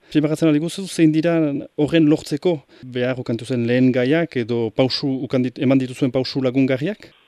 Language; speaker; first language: Basque; native; Basque